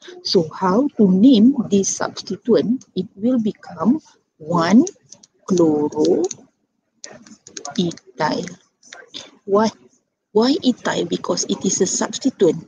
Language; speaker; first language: English; non-native, local second language; Malay